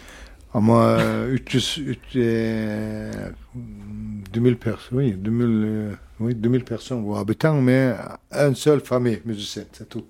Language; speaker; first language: French; non-native, learner; Turkish